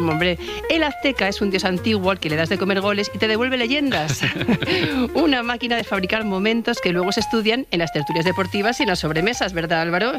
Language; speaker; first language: Spanish; native; Spanish